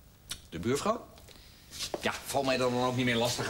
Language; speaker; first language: Dutch; native; Dutch